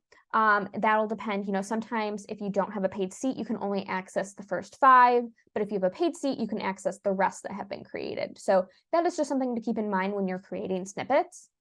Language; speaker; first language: English; native; English